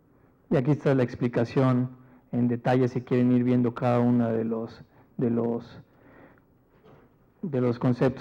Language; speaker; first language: Spanish; native; Spanish